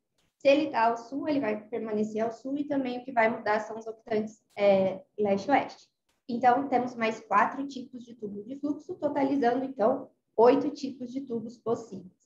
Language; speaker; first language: Portuguese; native; Portuguese